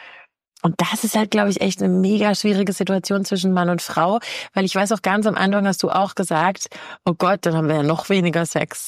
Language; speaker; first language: German; native; German